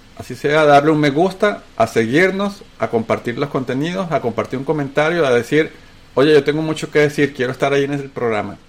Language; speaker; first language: Spanish; native; Spanish